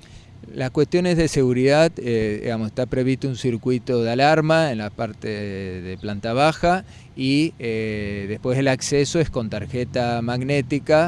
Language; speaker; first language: Spanish; native; Spanish